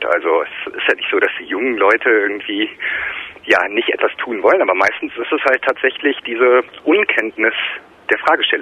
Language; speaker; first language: German; native; German